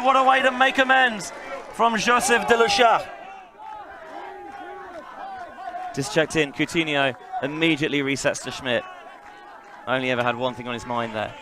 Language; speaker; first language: English; native; English